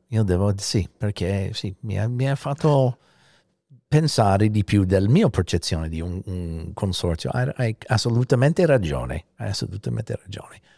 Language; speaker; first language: Italian; non-native, fluent; English